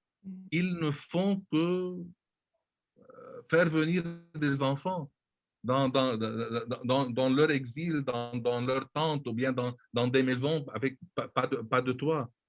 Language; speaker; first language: French; non-native, local second language; Arabic